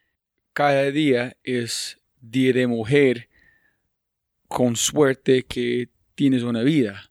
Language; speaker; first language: Spanish; non-native, fluent; English